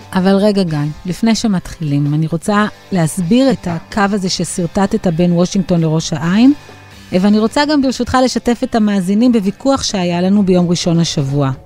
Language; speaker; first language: Hebrew; native; Hebrew